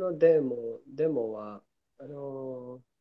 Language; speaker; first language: Japanese; non-native, learner; Filipino